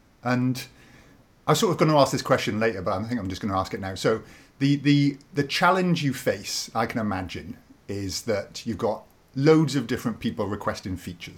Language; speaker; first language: English; native; English